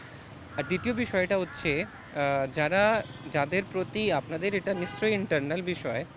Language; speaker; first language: Bangla; non-native, fluent; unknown